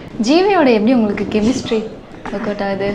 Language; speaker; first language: Tamil; native; Tamil